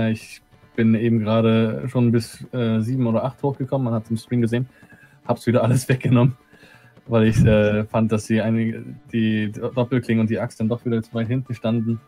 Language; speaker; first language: German; native; German